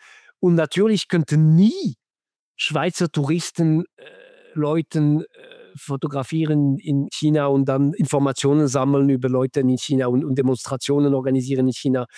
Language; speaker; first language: German; non-native, fluent; French